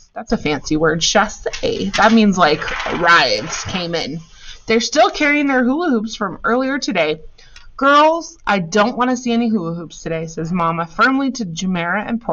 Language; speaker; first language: English; native; English